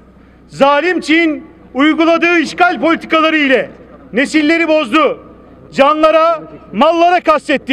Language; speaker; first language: Turkish; native; Turkish